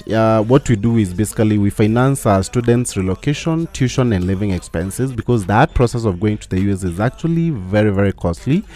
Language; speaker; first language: English; non-native, local second language; Meru